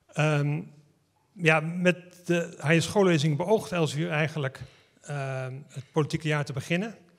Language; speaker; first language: Dutch; native; Dutch